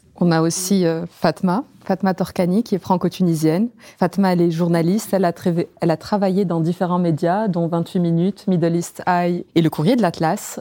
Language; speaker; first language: French; non-native, local second language; Arabic